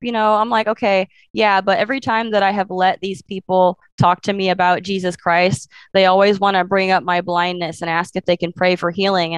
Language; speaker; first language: English; native; English